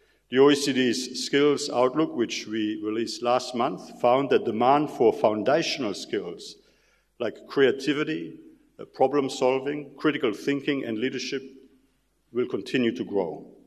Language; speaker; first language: English; non-native, fluent; German